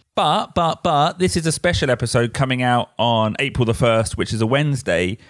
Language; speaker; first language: English; native; English